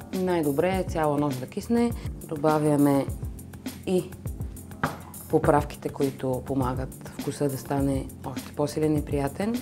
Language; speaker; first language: Bulgarian; early bilingual, other home language; Arabic